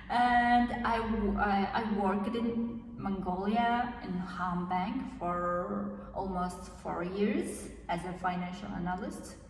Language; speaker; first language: English; non-native, learner; Kazakh